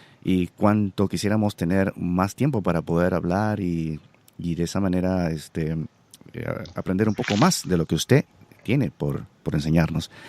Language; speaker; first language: Spanish; native; Spanish